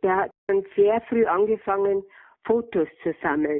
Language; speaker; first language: German; native; German